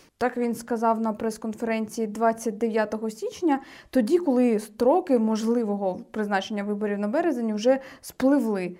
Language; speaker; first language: Ukrainian; native; Ukrainian